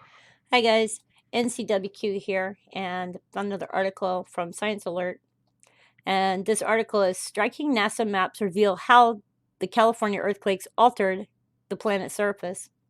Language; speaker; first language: English; native; English